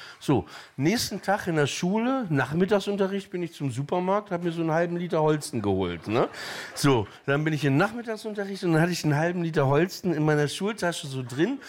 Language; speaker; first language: German; native; German